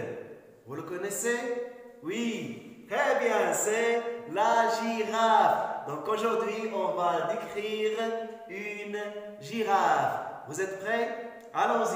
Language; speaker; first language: French; non-native, local second language; Arabic